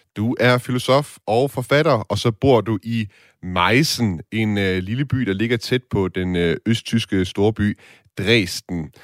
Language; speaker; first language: Danish; native; Danish